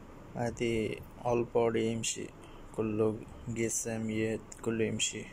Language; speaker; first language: Arabic; non-native, learner; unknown